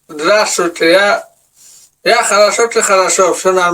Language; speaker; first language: Russian; non-native, learner; Tajik